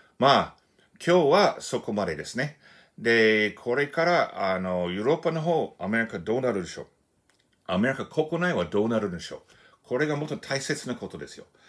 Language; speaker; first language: Japanese; non-native, fluent; English